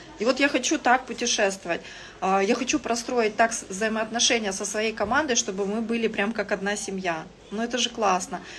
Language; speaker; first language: Russian; native; Russian